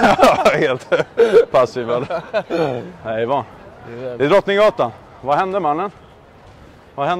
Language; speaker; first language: Swedish; native; Swedish